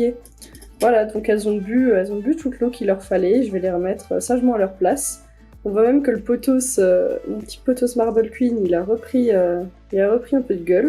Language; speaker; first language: French; native; French